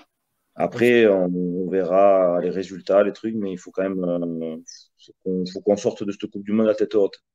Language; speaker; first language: French; early bilingual, other home language; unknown